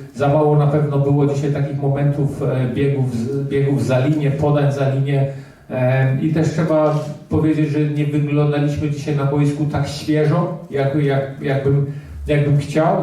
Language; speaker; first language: Polish; early bilingual, heritage; Polish